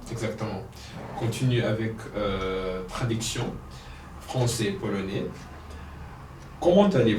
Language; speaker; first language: French; non-native, fluent; Polish